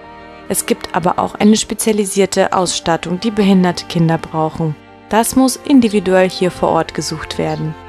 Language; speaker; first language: German; non-native, fluent; Ukrainian